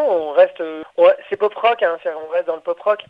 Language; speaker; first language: French; native; French